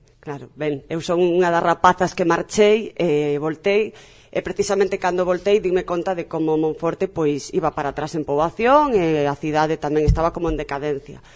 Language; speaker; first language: Galician; non-native, local second language; Spanish